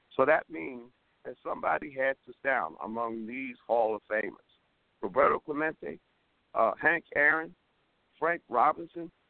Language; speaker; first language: English; native; English